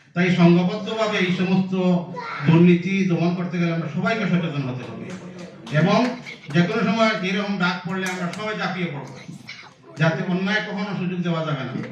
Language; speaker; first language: Bangla; native; Bangla